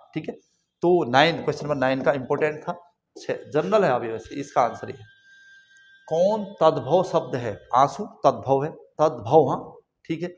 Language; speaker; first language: Hindi; native; Hindi